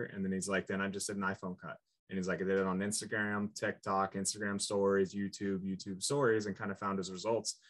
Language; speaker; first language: English; native; English